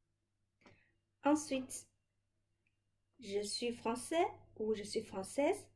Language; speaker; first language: French; non-native, fluent; Chinese